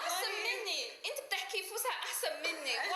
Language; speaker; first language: Arabic; non-native, fluent; Chinese